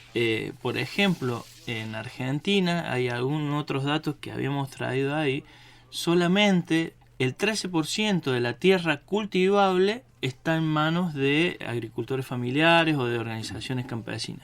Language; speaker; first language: Spanish; native; Spanish